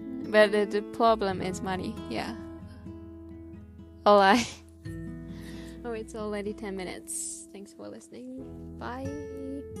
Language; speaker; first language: English; non-native, learner; Japanese